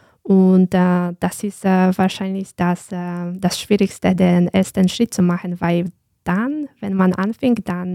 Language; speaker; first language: German; non-native, fluent; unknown